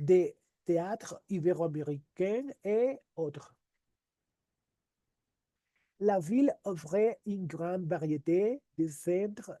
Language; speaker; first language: French; non-native, learner; Spanish